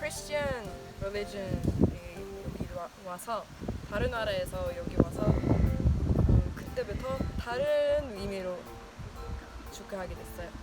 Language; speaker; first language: Korean; non-native, learner; Swedish